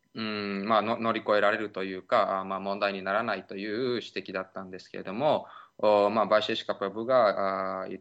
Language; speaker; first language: Japanese; native; Japanese